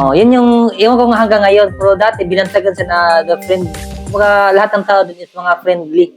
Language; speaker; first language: Filipino; non-native, local second language; Cebuano